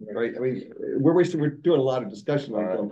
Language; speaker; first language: English; native; English